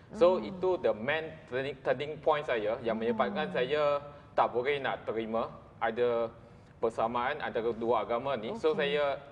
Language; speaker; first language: Malay; non-native, local second language; English